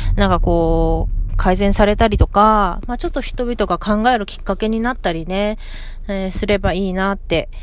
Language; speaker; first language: Japanese; native; Japanese